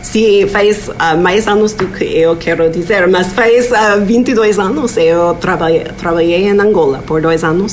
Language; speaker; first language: Portuguese; non-native, fluent; English